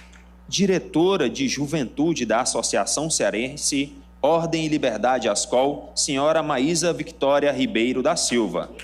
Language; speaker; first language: Portuguese; native; Portuguese